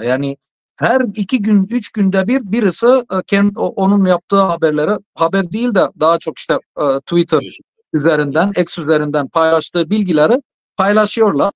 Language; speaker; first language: Turkish; non-native, fluent; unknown